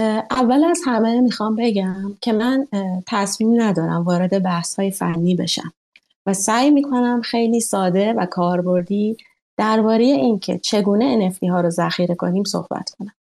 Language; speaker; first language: Persian; native; Persian